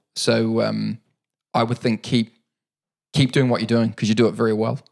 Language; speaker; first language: English; native; English